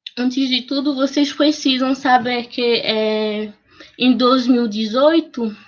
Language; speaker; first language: Portuguese; non-native, fluent; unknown